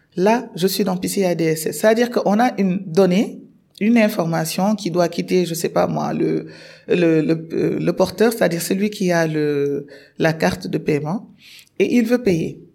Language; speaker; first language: French; non-native, local second language; Wolof